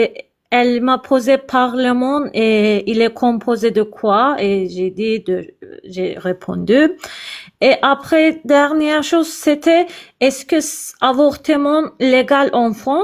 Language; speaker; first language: French; non-native, learner; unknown